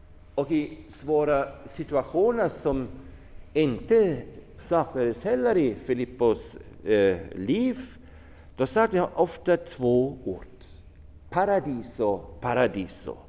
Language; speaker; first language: Swedish; non-native, fluent; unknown